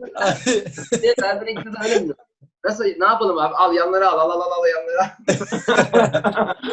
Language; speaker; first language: Turkish; native; Turkish